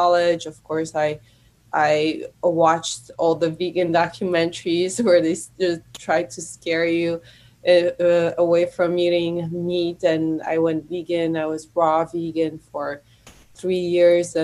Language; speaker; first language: English; non-native, fluent; Polish